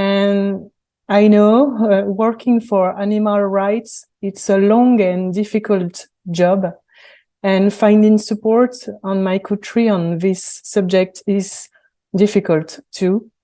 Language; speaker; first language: English; non-native, fluent; French